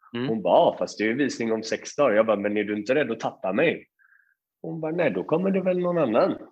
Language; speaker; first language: Swedish; early bilingual, other home language; Persian